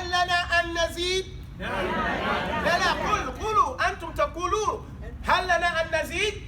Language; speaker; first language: Arabic; non-native, fluent; English